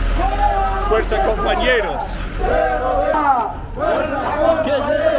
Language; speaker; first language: Spanish; non-native, learner; Danish